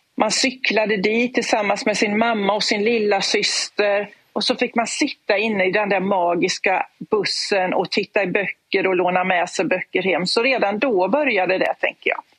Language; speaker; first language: Swedish; native; Swedish